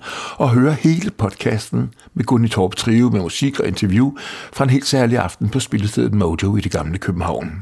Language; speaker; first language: Danish; native; Danish